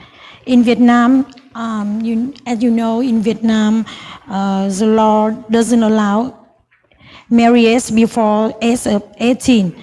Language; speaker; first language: English; non-native, learner; Vietnamese